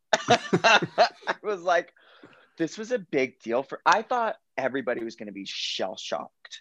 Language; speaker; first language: English; native; English